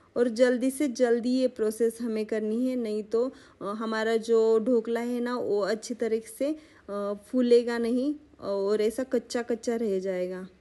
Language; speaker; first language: Hindi; non-native, local second language; Marathi